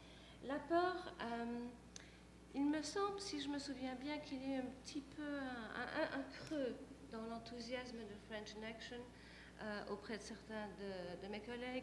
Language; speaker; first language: French; native; French